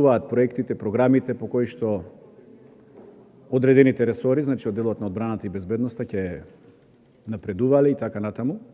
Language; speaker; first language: Macedonian; native; Macedonian